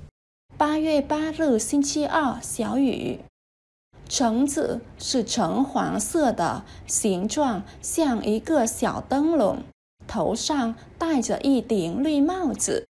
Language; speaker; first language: Chinese; non-native, learner; Vietnamese